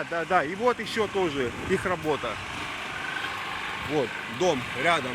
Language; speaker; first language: Russian; native; Russian